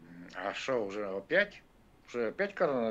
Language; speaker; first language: Russian; native; Russian